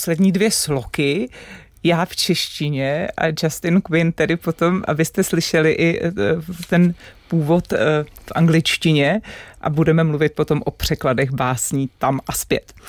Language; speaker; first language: Czech; native; Czech